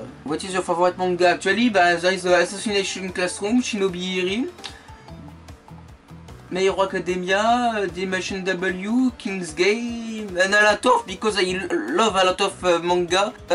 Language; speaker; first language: English; non-native, learner; French